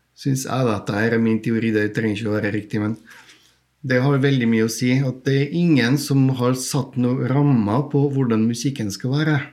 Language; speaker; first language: Norwegian; non-native, fluent; Bulgarian